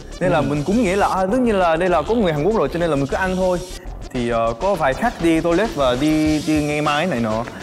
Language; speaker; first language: Vietnamese; non-native, fluent; Korean